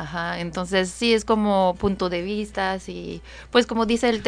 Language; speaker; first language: Spanish; non-native, fluent; English